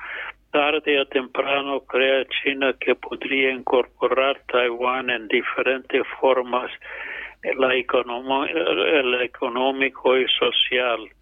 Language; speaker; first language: Spanish; non-native, fluent; English